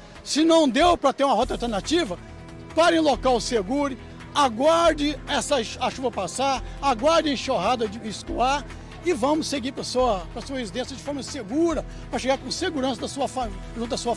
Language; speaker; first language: Portuguese; native; Portuguese